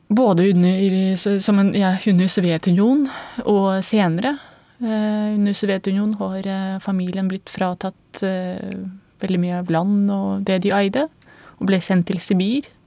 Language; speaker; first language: Norwegian; non-native, fluent; Russian